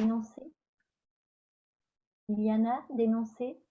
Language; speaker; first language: Spanish; non-native, fluent; French